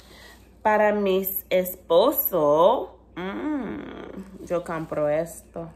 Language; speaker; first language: Spanish; non-native, learner; English